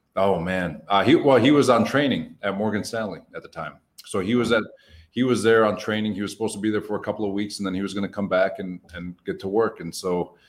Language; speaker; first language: English; native; English